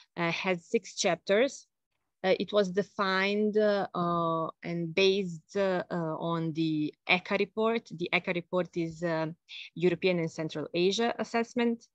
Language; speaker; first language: English; non-native, fluent; Bosnian